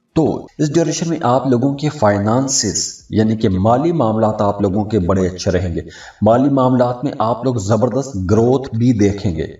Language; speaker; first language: Urdu; native; Urdu